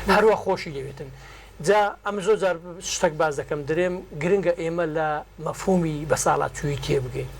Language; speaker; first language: Central Kurdish; native; Central Kurdish